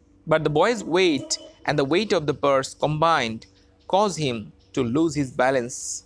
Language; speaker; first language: English; non-native, local second language; Bangla